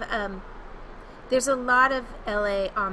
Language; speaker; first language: English; native; English